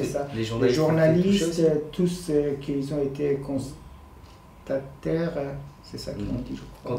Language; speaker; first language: French; non-native, fluent; Persian